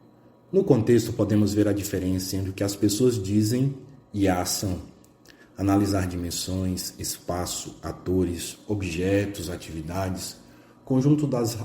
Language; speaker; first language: Portuguese; native; Portuguese